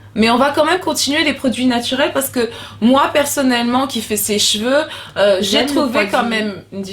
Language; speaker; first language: French; native; French